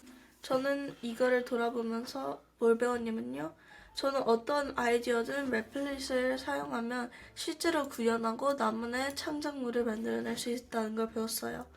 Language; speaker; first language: Korean; early bilingual, heritage; Korean